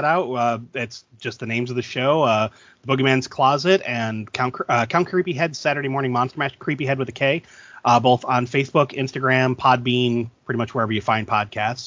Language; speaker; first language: English; native; English